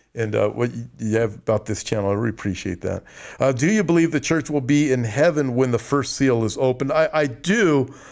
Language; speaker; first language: English; native; English